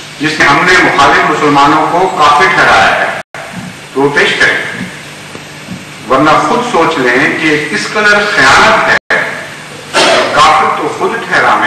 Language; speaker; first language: Urdu; native; Urdu